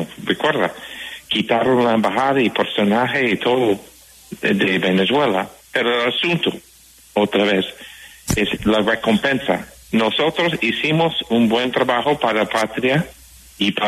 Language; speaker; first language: Spanish; non-native, fluent; English